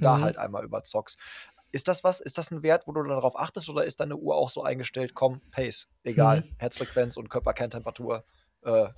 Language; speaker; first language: German; native; German